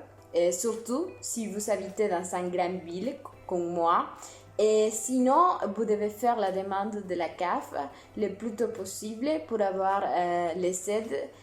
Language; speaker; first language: French; non-native, fluent; Spanish